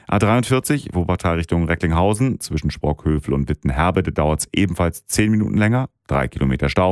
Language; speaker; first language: German; native; German